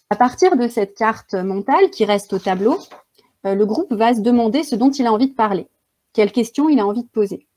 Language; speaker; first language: French; native; French